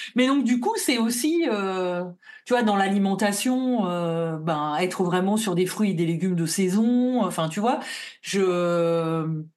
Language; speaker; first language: French; native; French